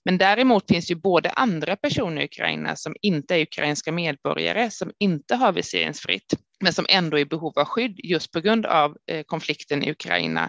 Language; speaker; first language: Swedish; native; Swedish